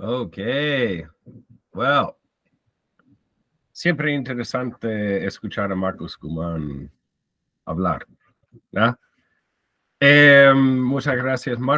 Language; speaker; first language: Spanish; non-native, fluent; English